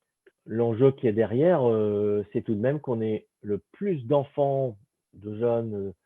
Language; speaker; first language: French; native; French